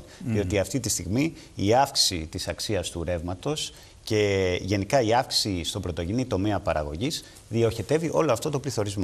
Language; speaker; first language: Greek; native; Greek